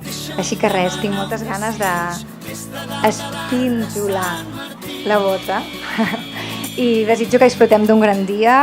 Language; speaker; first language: Catalan; native; Catalan